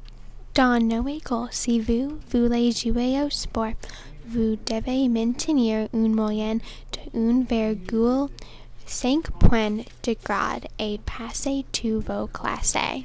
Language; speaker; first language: French; non-native, learner; English